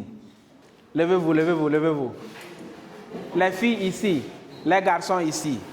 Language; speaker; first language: French; non-native, local second language; Kinyarwanda